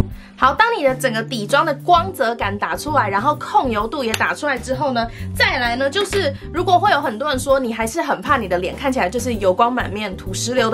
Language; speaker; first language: Chinese; native; Chinese